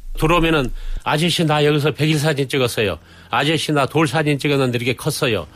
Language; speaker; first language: Korean; native; Korean